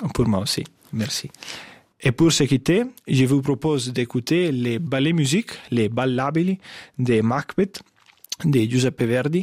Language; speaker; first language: French; non-native, fluent; Italian